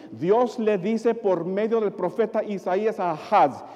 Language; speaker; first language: Spanish; early bilingual, other home language; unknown